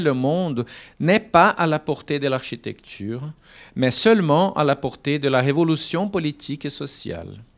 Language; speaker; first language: French; non-native, fluent; Portuguese